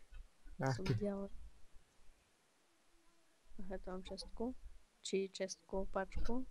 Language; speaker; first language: Czech; non-native, local second language; Slovak